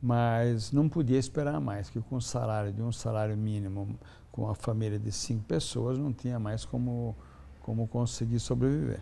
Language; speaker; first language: Portuguese; early bilingual, other home language; Hungarian